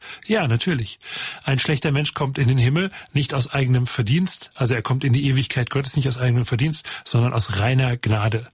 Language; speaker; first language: German; native; German